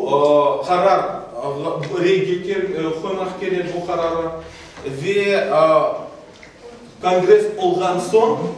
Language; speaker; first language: Turkish; non-native, learner; Tatar